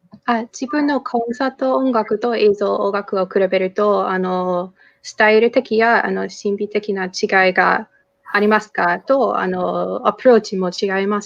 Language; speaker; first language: Japanese; non-native, fluent; English